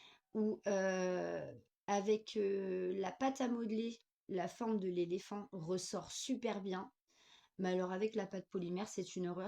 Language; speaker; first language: French; native; French